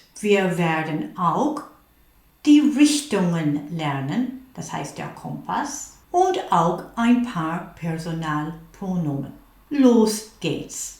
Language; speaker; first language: German; non-native, fluent; English